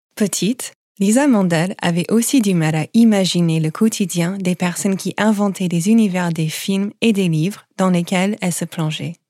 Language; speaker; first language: French; non-native, fluent; English